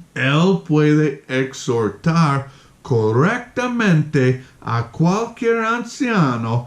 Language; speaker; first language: Spanish; non-native, fluent; English